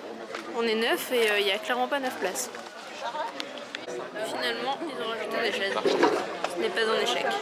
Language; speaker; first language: French; native; French